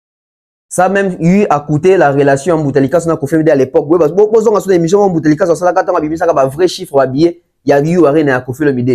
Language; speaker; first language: French; non-native, local second language; Lingala